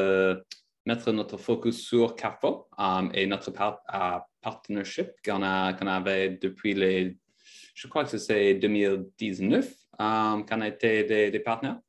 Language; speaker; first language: French; non-native, fluent; English